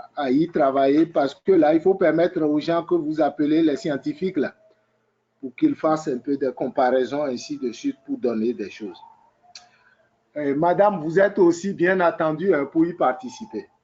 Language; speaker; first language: French; native; French